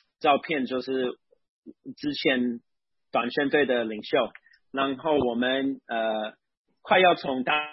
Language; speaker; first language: Chinese; non-native, fluent; English